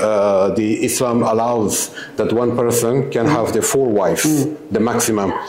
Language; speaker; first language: English; non-native, learner; Japanese